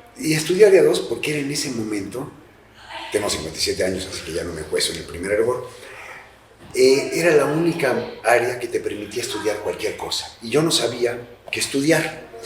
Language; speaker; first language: Spanish; native; Spanish